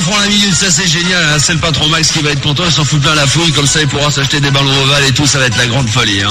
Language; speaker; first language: French; native; French